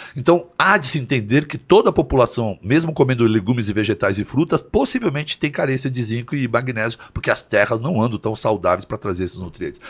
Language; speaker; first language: Portuguese; native; Portuguese